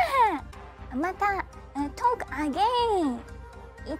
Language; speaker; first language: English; non-native, learner; Japanese